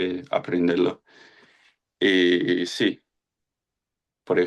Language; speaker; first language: Spanish; non-native, fluent; English